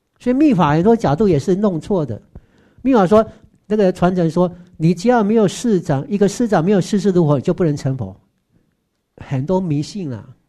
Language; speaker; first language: Chinese; native; Chinese